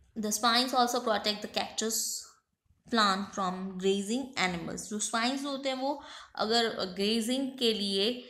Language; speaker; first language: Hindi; non-native, local second language; Gujarati